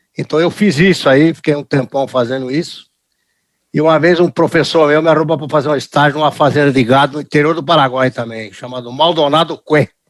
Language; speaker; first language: Portuguese; early bilingual, other home language; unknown